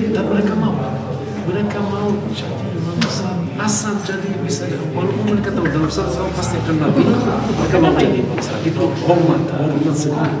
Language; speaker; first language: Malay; non-native, fluent; Hebrew